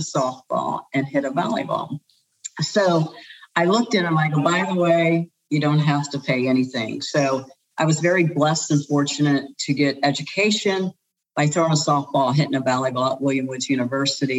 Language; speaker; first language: English; native; English